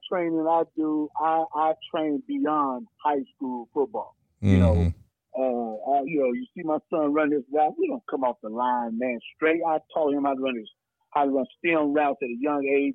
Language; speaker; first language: English; native; English